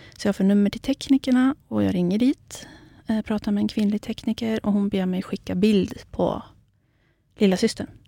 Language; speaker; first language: Swedish; early bilingual, other home language; Kurdish